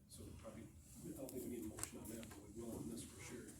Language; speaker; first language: English; native; English